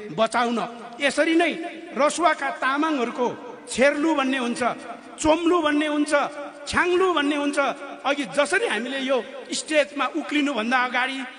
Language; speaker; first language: Nepali; non-native, local second language; Eastern Tamang